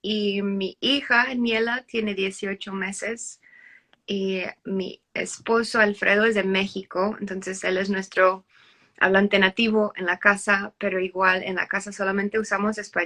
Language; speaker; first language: Spanish; early bilingual, heritage; English